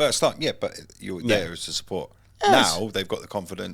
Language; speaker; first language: English; native; English